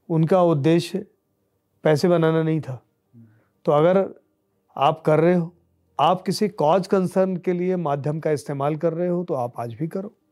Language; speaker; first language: Hindi; native; Hindi